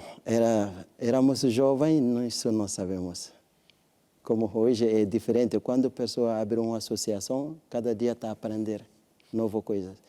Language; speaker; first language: Portuguese; non-native, learner; French